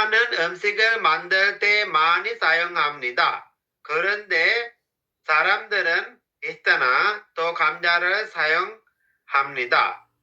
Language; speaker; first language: Korean; non-native, fluent; Sinhala